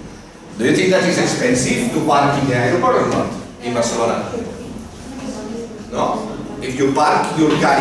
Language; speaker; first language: English; non-native, fluent; Catalan